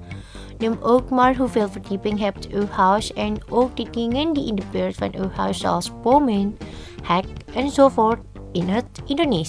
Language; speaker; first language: Dutch; non-native, learner; Indonesian